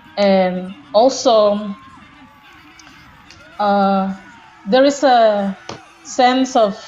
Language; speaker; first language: English; non-native, fluent; Indonesian